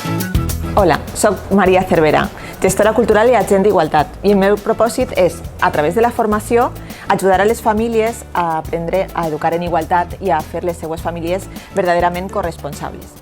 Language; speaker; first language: Catalan; native; Catalan